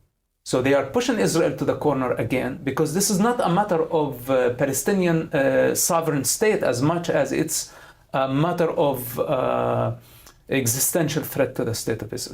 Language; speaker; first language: English; non-native, fluent; Arabic